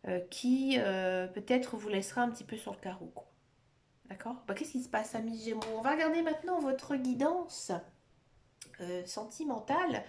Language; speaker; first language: French; native; French